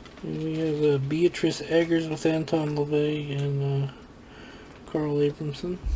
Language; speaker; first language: English; native; English